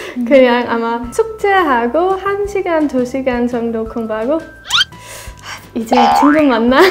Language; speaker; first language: Korean; non-native, learner; German